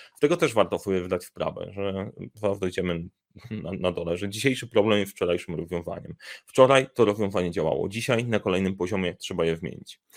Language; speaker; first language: Polish; native; Polish